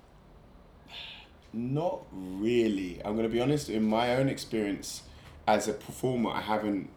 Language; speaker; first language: English; native; English